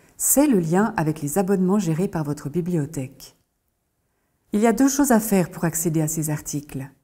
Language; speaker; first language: French; native; French